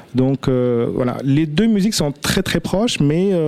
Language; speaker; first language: French; early bilingual, other home language; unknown